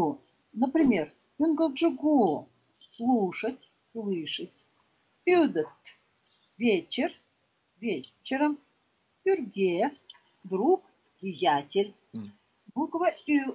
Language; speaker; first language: Russian; non-native, local second language; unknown